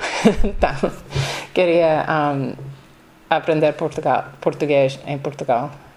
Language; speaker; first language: Portuguese; non-native, learner; English